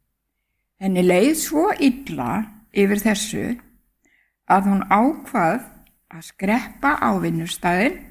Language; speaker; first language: Icelandic; native; Icelandic